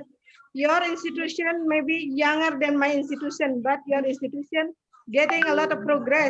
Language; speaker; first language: English; non-native, learner; Indonesian